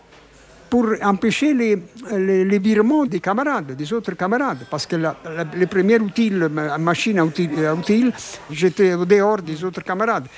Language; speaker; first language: French; non-native, fluent; Italian